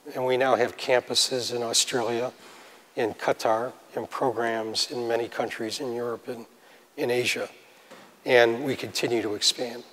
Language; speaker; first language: English; native; English